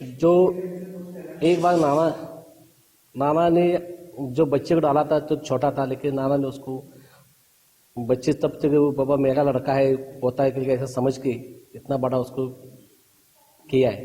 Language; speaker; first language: Hindi; non-native, local second language; Marathi